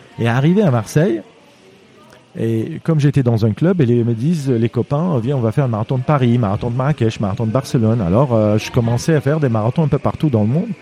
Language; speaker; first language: French; non-native, fluent; Armenian